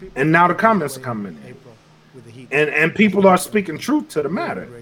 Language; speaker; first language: English; native; English